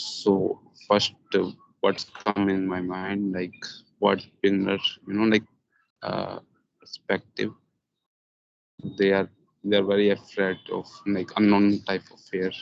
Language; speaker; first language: English; non-native, learner; Hindi